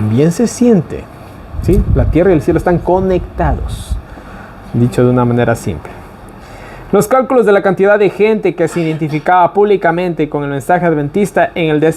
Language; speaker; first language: Spanish; native; Spanish